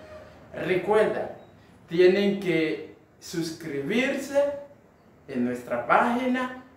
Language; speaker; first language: Spanish; non-native, learner; Haitian Creole